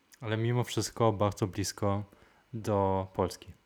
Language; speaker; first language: Polish; non-native, fluent; German